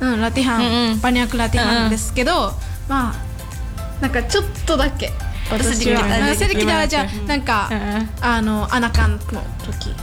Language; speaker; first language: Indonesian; non-native, learner; Japanese